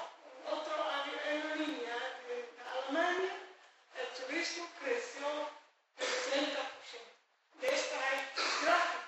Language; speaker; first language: Spanish; non-native, fluent; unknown